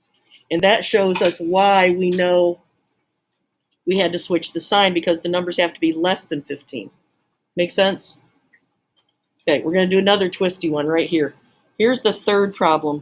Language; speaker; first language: English; native; English